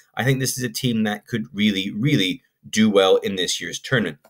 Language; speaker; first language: English; native; English